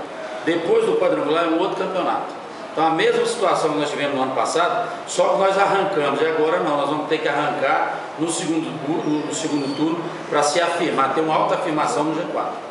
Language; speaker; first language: Portuguese; native; Portuguese